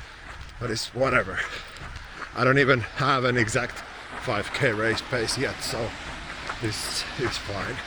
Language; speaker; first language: English; non-native, fluent; Finnish